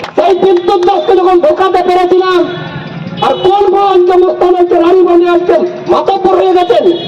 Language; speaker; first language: Bangla; non-native, local second language; Santali